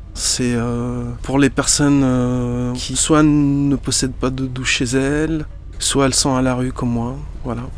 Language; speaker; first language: French; early bilingual, other home language; Arabic